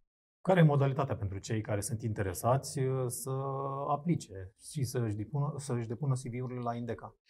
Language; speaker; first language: Romanian; native; Romanian